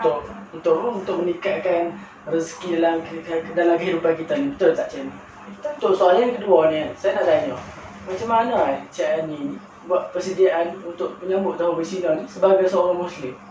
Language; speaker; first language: Malay; native; Malay